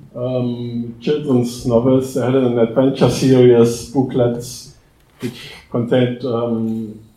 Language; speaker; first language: English; non-native, fluent; German